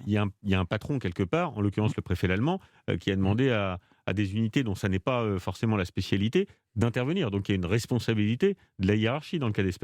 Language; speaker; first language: French; native; French